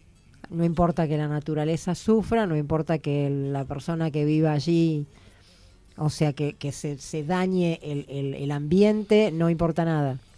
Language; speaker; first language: Spanish; native; Spanish